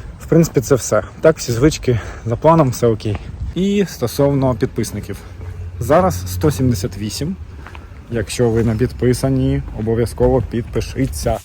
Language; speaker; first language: Ukrainian; non-native, local second language; Russian